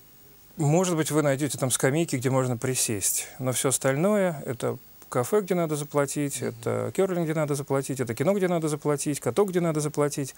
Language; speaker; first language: Russian; native; Russian